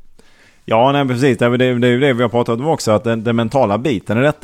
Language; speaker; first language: Swedish; native; Swedish